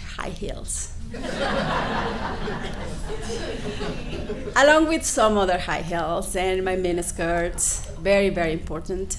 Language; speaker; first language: English; non-native, fluent; Spanish